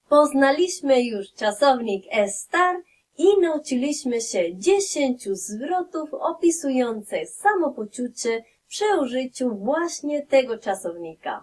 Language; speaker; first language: Polish; non-native, fluent; Spanish